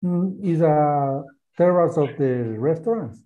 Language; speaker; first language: English; non-native, learner; Spanish